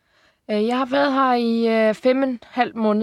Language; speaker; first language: Danish; early bilingual, heritage; Icelandic